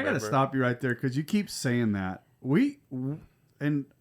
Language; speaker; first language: English; native; English